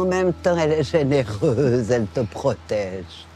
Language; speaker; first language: French; native; French